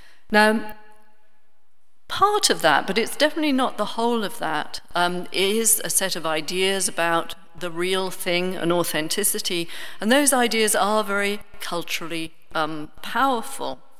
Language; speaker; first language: English; native; English